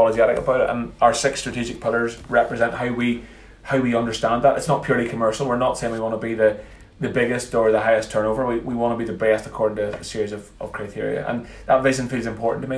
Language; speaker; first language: English; native; English